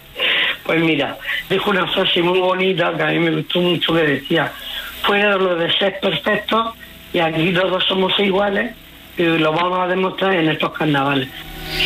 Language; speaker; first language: Spanish; native; Spanish